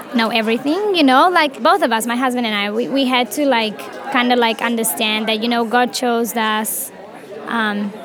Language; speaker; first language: English; non-native, fluent; Romanian